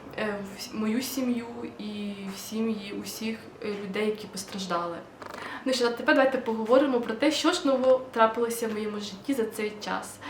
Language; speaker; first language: Ukrainian; non-native, local second language; Russian